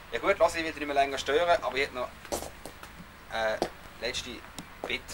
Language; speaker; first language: German; native; German